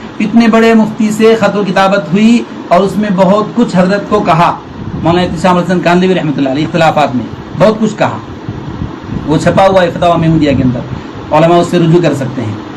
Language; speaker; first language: Urdu; native; Urdu